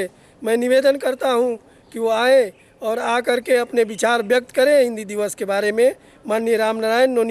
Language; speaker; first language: Hindi; native; Hindi